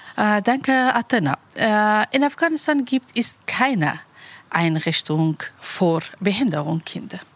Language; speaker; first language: German; non-native, learner; Persian